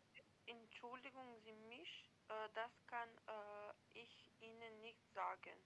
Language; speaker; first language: German; non-native, learner; Macedonian